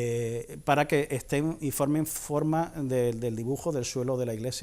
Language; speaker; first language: Spanish; native; Spanish